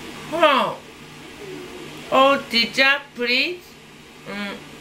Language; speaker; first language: English; non-native, learner; Japanese